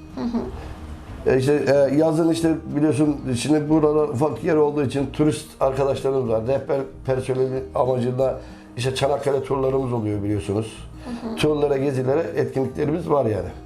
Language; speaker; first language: Turkish; native; Turkish